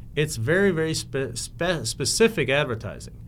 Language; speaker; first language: English; non-native, fluent; German